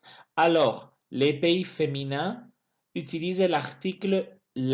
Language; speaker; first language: French; non-native, fluent; Spanish